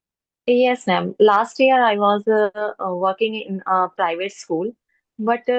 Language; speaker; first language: English; non-native, learner; Hindi